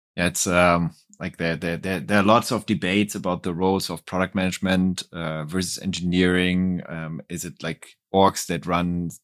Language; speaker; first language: English; non-native, fluent; German